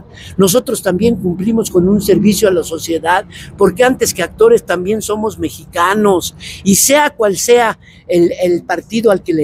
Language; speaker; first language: Spanish; native; Spanish